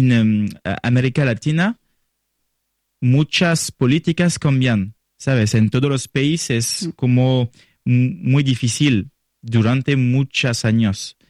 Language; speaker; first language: Spanish; non-native, learner; French